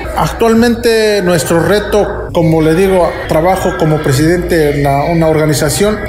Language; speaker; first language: Spanish; non-native, local second language; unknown